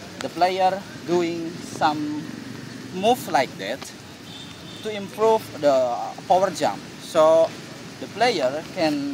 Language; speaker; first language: English; non-native, learner; Indonesian